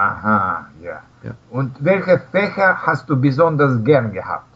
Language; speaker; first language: German; non-native, fluent; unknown